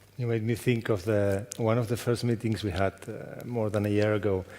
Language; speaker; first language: English; non-native, fluent; Catalan